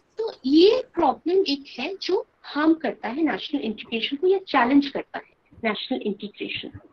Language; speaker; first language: Hindi; non-native, local second language; Bangla